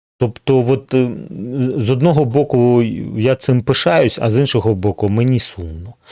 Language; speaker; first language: Ukrainian; non-native, local second language; Russian